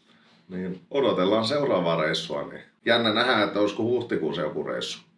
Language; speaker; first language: Finnish; native; Finnish